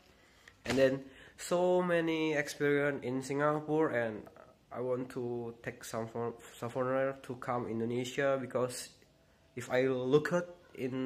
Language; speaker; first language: English; non-native, learner; Indonesian